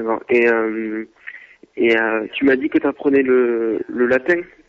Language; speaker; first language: French; native; French